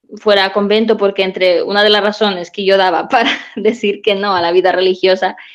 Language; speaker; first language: Spanish; native; Spanish